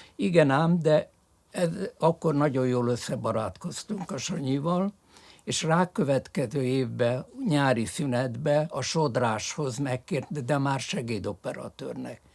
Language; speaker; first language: Hungarian; early bilingual, other home language; French